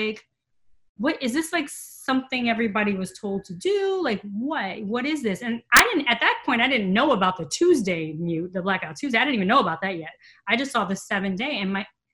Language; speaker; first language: English; native; English